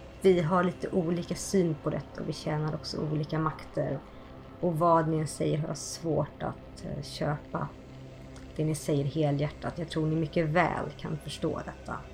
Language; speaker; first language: Swedish; native; Swedish